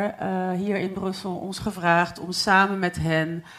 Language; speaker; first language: Dutch; non-native, fluent; Arabic